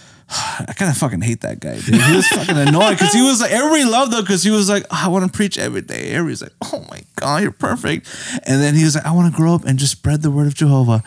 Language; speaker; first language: English; native; English